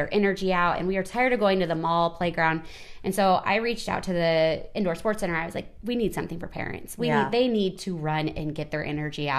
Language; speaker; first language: English; native; English